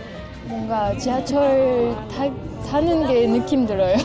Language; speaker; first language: Korean; non-native, learner; French